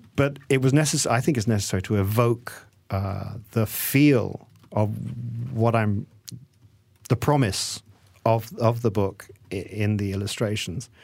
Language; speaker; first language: English; native; English